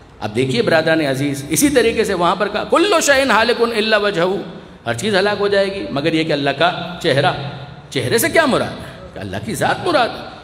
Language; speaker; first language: Urdu; non-native, local second language; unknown